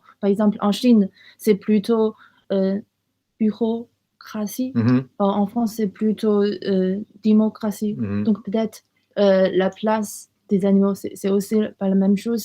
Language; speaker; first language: French; non-native, learner; Chinese